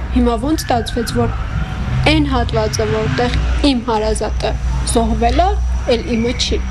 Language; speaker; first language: Armenian; native; Armenian